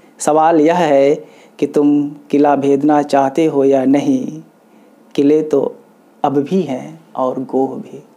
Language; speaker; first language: Hindi; non-native, local second language; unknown